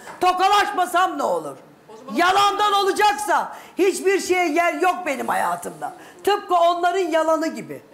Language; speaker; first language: Turkish; native; Turkish